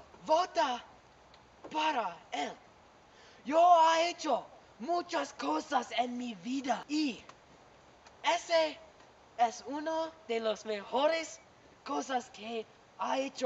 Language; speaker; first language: Spanish; non-native, learner; English